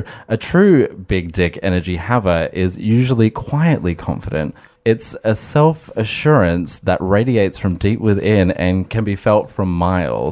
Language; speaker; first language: English; native; English